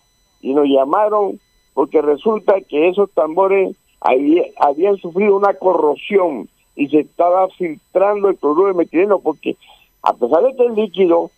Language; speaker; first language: Spanish; native; Spanish